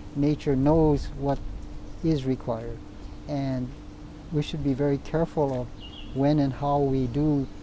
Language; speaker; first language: English; native; English